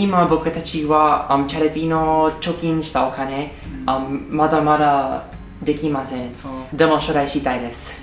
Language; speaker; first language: Japanese; non-native, learner; English